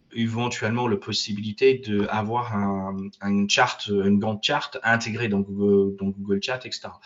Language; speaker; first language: French; non-native, fluent; English